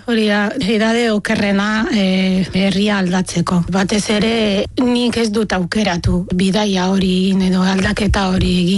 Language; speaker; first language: Basque; non-native, fluent; Arabic